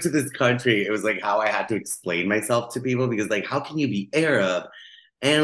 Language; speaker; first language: English; non-native, fluent; Spanish